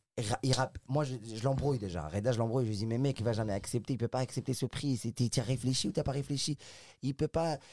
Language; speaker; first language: French; non-native, local second language; Arabic